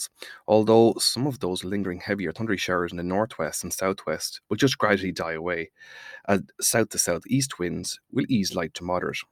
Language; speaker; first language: English; native; English